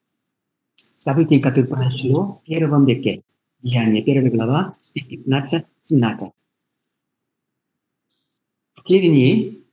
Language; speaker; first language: Russian; non-native, learner; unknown